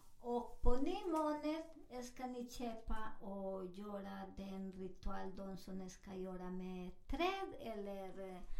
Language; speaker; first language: Swedish; non-native, fluent; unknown